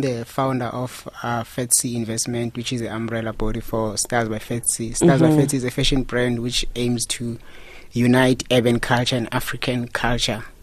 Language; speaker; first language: English; non-native, local second language; Xhosa